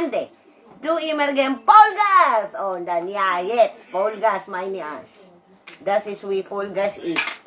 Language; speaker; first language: German; non-native, learner; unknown